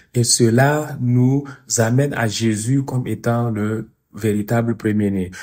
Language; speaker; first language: French; non-native, fluent; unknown